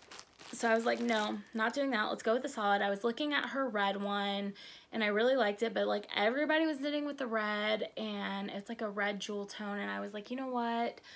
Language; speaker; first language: English; native; English